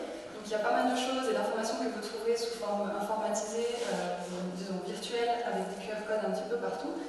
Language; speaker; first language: French; native; French